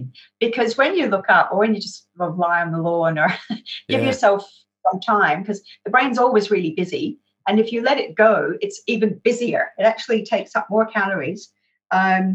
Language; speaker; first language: English; native; English